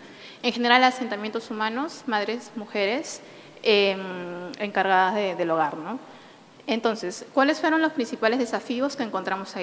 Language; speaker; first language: Spanish; native; Spanish